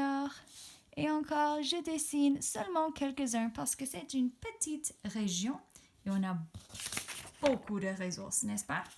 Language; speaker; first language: French; non-native, fluent; English